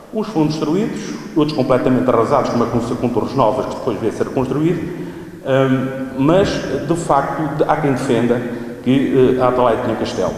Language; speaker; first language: Portuguese; native; Portuguese